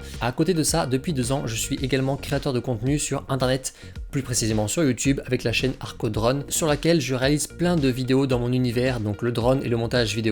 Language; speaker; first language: French; native; French